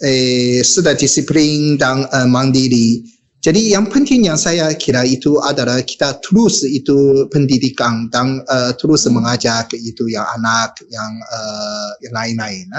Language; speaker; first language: Indonesian; non-native, learner; Japanese